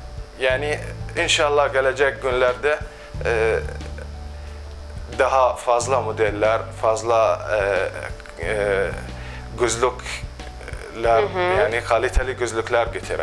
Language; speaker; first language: Turkish; non-native, local second language; Arabic